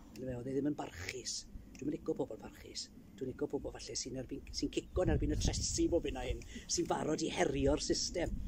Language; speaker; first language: Welsh; early bilingual, heritage; Welsh